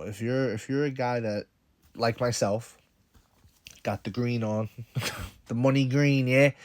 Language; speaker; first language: English; native; English